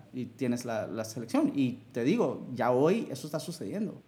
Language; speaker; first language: Spanish; early bilingual, heritage; Spanish